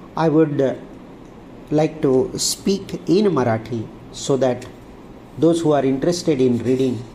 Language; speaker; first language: English; non-native, local second language; Marathi